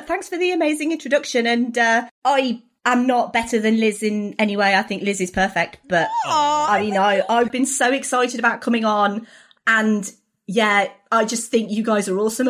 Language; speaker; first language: English; native; English